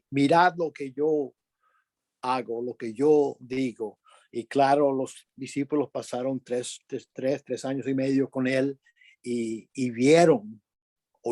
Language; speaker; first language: Spanish; early bilingual, other home language; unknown